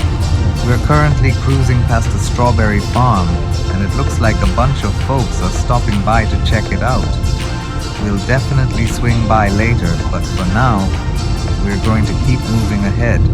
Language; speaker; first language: English; non-native, local second language; Sinhala